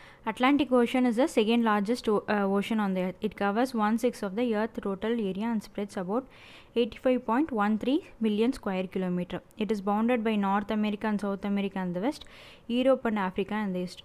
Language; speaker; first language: English; non-native, local second language; Tamil